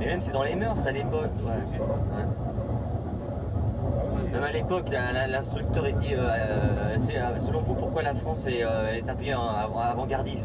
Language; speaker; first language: French; native; French